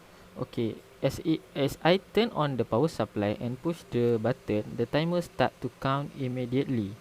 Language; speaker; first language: English; non-native, local second language; Malay